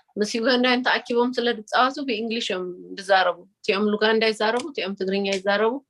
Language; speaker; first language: Tigrinya; early bilingual, heritage; Tigrinya